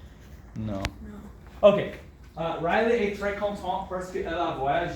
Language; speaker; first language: French; non-native, fluent; English